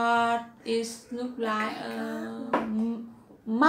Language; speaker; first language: English; non-native, learner; Vietnamese